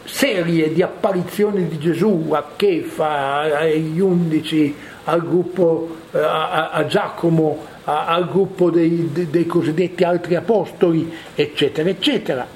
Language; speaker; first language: Italian; native; Italian